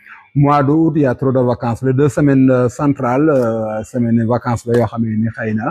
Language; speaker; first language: French; non-native, local second language; Wolof